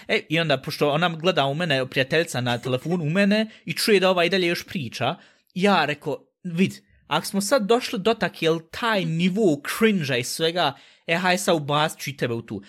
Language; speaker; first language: Bosnian; early bilingual, heritage; Bosnian